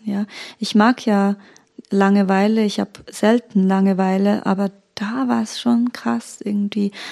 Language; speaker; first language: German; early bilingual, other home language; Turkish